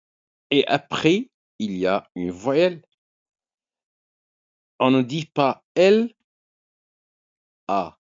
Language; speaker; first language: French; non-native, fluent; Arabic